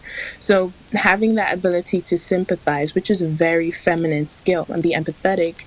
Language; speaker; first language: English; native; English